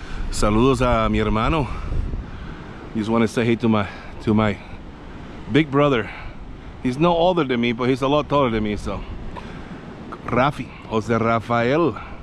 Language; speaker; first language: English; non-native, local second language; Spanish